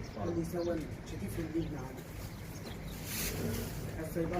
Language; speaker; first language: Arabic; native; Arabic